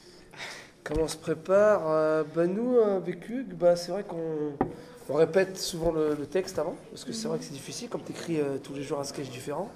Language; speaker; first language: French; native; French